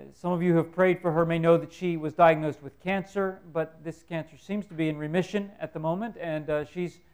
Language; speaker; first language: English; native; English